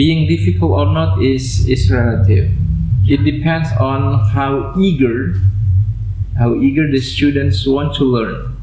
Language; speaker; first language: English; non-native, fluent; Indonesian